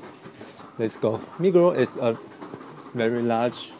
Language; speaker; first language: English; non-native, learner; Chinese